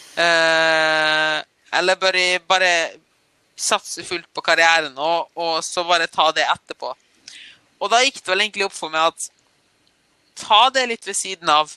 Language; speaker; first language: Norwegian; early bilingual, other home language; German